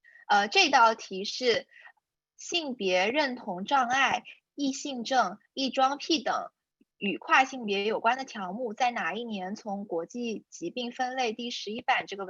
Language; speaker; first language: Chinese; native; Chinese